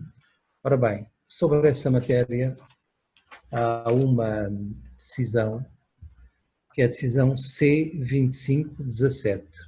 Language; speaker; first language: Portuguese; native; Portuguese